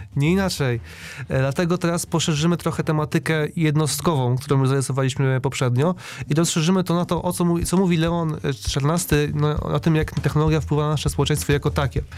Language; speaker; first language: Polish; native; Polish